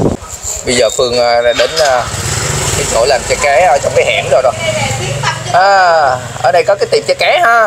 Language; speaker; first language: Vietnamese; native; Vietnamese